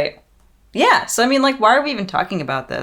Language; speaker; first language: English; native; English